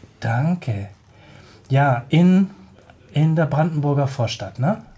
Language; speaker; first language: German; native; German